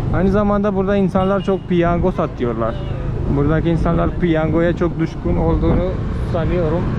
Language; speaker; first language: Turkish; non-native, fluent; Malayalam